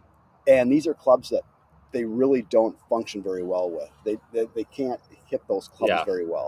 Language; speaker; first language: English; native; English